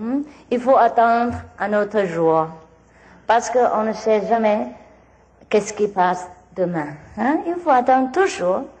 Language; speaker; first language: French; non-native, learner; Vietnamese